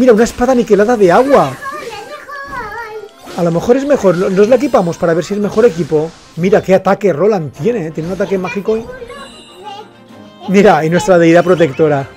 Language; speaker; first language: Spanish; native; Spanish